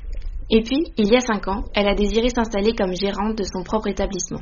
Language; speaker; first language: French; native; French